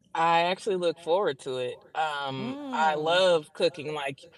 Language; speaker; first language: English; native; English